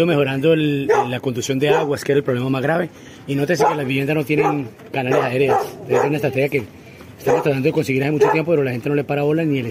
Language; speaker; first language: Spanish; native; Spanish